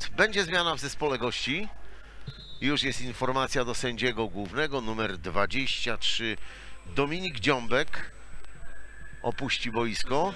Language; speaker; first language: Polish; native; Polish